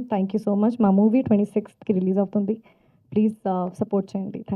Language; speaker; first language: Telugu; non-native, fluent; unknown